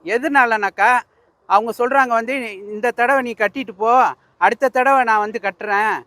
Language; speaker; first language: Tamil; early bilingual, heritage; Tamil